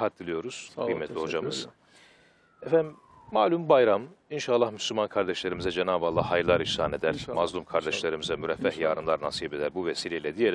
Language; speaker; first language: Turkish; native; Turkish